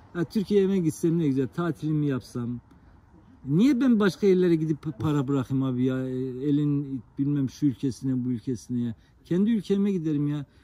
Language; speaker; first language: Turkish; non-native, local second language; Kurdish